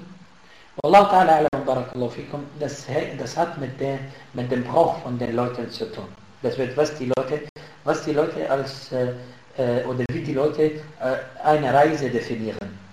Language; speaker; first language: German; non-native, fluent; Arabic